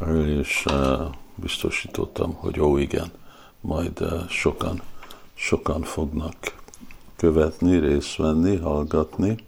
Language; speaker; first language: Hungarian; early bilingual, heritage; Hungarian